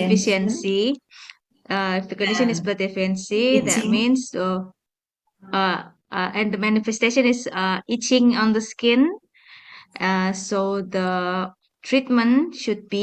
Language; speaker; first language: English; non-native, fluent; Indonesian